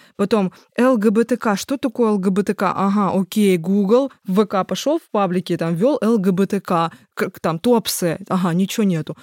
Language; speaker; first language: Russian; native; Russian